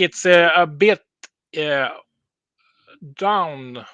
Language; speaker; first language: English; non-native, learner; Swedish